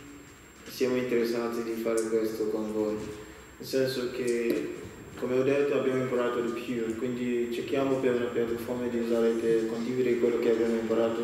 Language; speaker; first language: Italian; non-native, learner; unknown